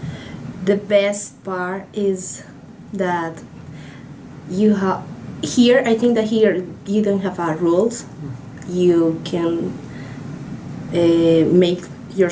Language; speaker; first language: English; non-native, learner; Spanish